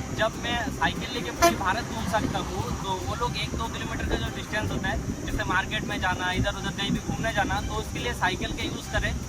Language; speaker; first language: Hindi; non-native, local second language; Assamese